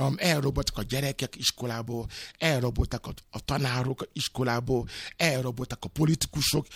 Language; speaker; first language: Hungarian; non-native, learner; Yoruba